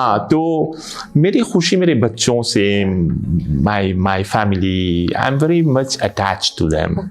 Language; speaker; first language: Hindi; non-native, fluent; Morisyen